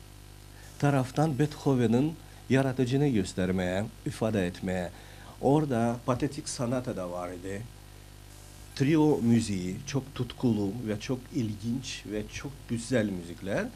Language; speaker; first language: Turkish; non-native, fluent; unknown